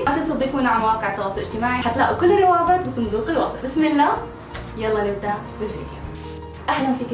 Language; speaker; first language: Arabic; native; Arabic